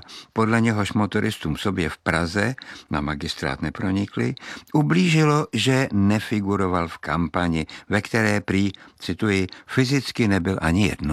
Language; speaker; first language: Czech; native; Czech